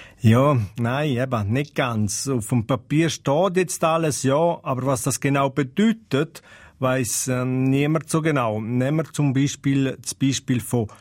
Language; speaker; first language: German; non-native, local second language; Romansh